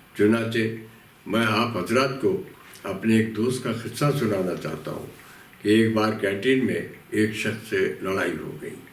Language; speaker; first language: Urdu; native; Urdu